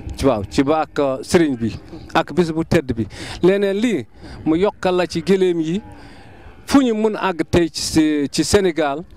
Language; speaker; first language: Wolof; native; Wolof